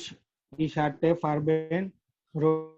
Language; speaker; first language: German; non-native, learner; Gujarati